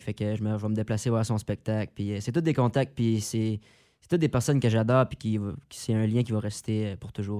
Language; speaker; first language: French; native; French